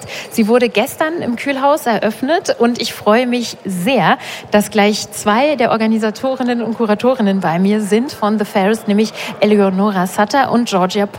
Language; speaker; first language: German; native; German